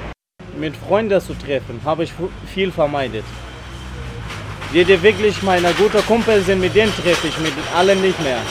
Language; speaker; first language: German; non-native, learner; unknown